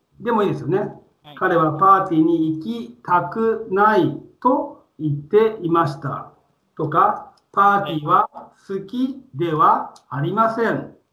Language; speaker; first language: Japanese; non-native, fluent; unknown